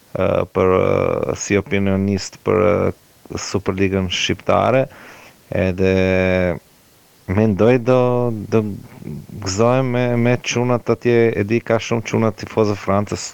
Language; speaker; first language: Albanian; non-native, learner; Croatian